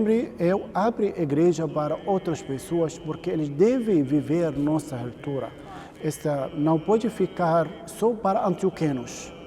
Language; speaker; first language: Portuguese; non-native, learner; Arabic